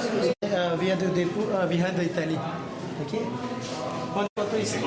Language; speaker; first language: French; non-native, learner; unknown